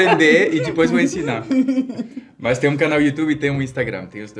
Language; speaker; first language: Portuguese; non-native, fluent; French